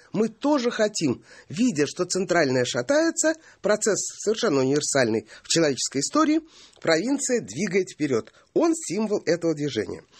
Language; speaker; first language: Russian; native; Russian